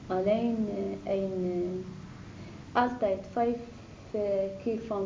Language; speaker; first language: Dutch; non-native, learner; Arabic